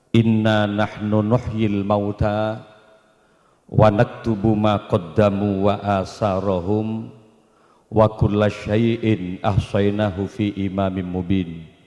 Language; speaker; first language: Indonesian; non-native, local second language; Madurese